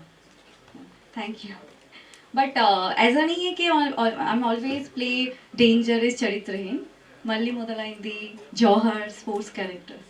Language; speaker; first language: Hindi; non-native, learner; Bangla